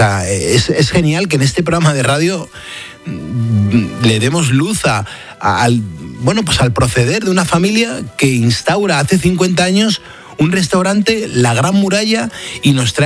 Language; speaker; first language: Spanish; native; Spanish